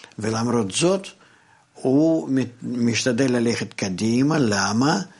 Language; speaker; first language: Hebrew; non-native, fluent; Russian